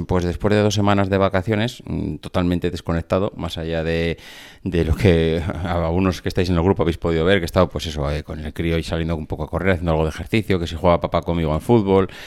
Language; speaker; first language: Spanish; native; Spanish